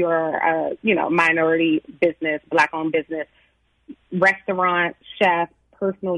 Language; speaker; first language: English; native; English